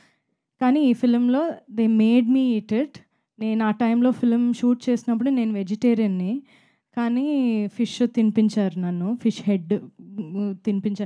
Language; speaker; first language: Telugu; non-native, fluent; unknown